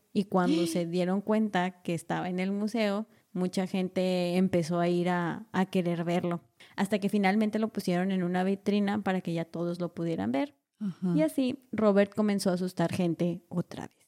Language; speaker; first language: Spanish; native; Spanish